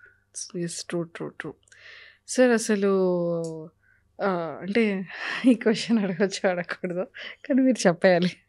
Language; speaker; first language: Telugu; native; Telugu